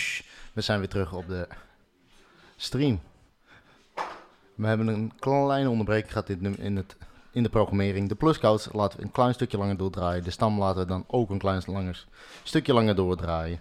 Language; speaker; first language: Dutch; native; Dutch